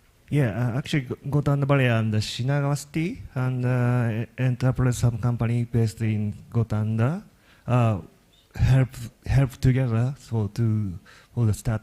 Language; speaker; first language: English; non-native, learner; Japanese